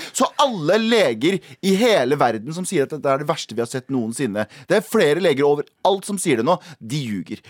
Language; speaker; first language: Norwegian; early bilingual, other home language; Kurdish